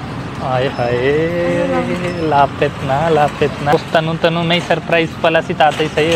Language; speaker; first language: Filipino; non-native, learner; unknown